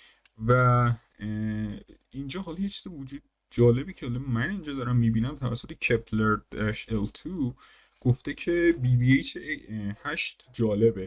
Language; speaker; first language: Persian; native; Persian